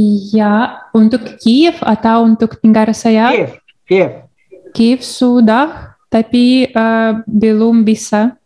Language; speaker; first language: Indonesian; non-native, learner; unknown